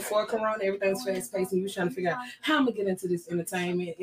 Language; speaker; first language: English; native; English